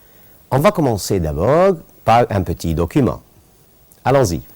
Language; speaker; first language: French; non-native, fluent; Arabic